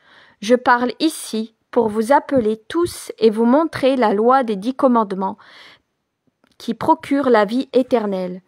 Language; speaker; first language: French; native; French